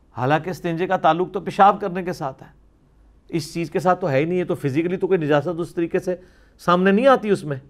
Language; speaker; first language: Urdu; non-native, local second language; Punjabi